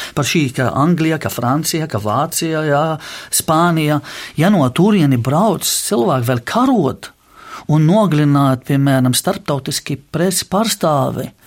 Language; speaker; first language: Latvian; non-native, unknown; Arabic